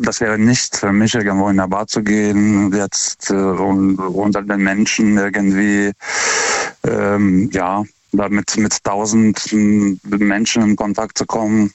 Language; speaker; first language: German; non-native, fluent; Lithuanian